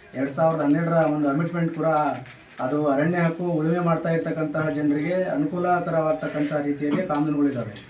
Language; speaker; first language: Kannada; non-native, local second language; Lambadi